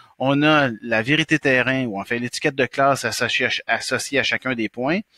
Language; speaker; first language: French; native; French